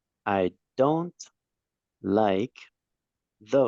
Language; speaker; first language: English; non-native, fluent; Spanish